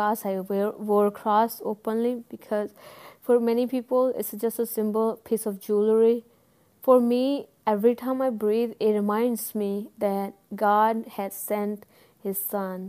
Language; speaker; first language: English; non-native, local second language; Punjabi